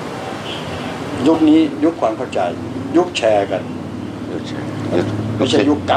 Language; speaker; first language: Thai; native; Thai